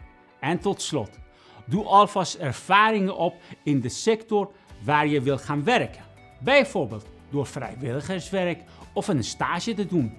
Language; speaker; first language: Dutch; non-native, fluent; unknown